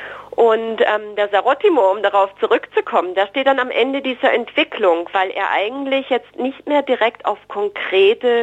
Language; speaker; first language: German; native; German